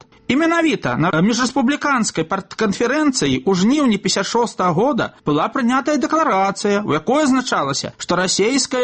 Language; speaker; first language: Belarusian; native; Belarusian